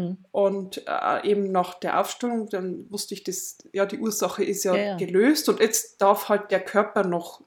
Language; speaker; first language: German; native; German